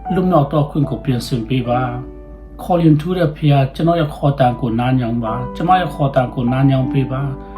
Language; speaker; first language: Burmese; non-native, local second language; Tedim Chin